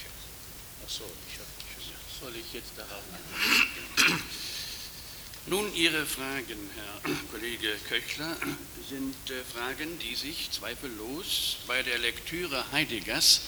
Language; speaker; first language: German; native; German